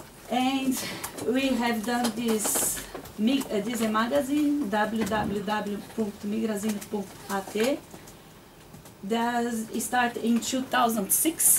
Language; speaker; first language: English; non-native, learner; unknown